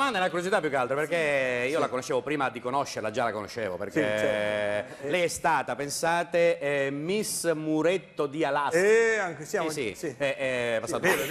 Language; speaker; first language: Italian; native; Italian